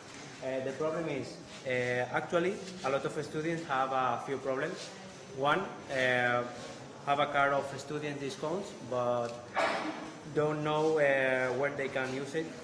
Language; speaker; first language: English; non-native, learner; Spanish